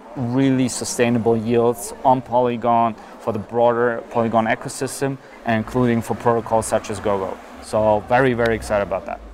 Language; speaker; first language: English; non-native, fluent; German